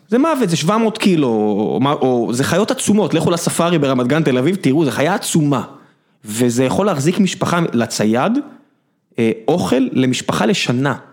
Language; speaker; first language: Hebrew; native; Hebrew